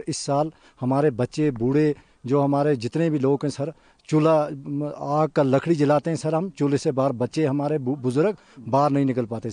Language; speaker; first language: Urdu; non-native, local second language; Kashmiri